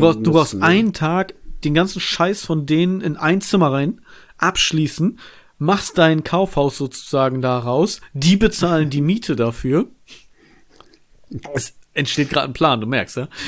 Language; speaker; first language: German; native; German